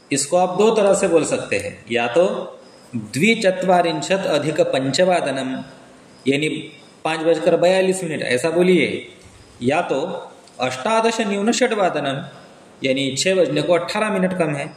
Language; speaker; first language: Hindi; non-native, local second language; Marathi